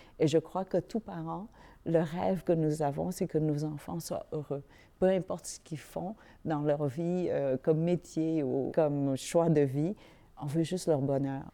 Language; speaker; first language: French; early bilingual, other home language; Vietnamese